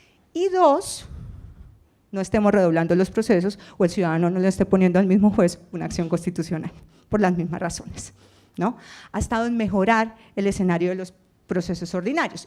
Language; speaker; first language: Spanish; native; Spanish